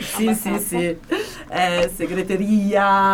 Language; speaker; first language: Italian; native; Italian